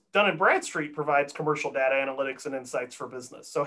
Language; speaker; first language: English; native; English